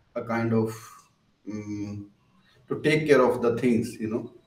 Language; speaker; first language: English; non-native, local second language; Punjabi